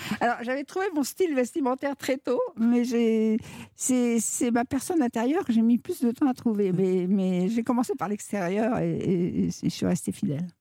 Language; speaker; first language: French; native; French